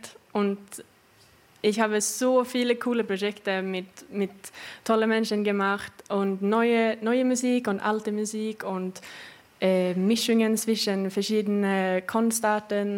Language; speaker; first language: German; non-native, fluent; Swedish